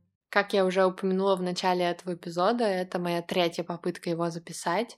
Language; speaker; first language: Russian; native; Russian